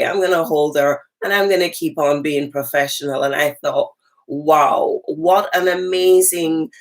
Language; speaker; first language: English; native; English